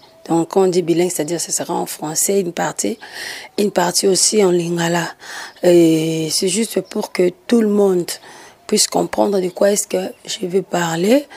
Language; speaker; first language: French; non-native, local second language; Lingala